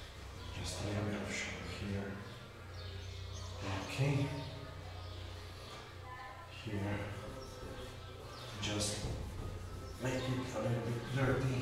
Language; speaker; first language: English; non-native, fluent; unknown